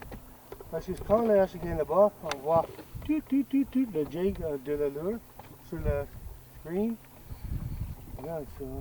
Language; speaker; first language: French; non-native, learner; English